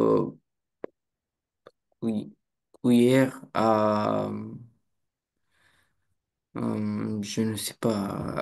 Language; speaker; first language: French; non-native, learner; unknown